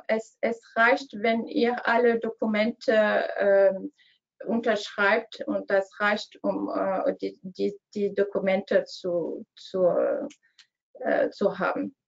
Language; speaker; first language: German; non-native, learner; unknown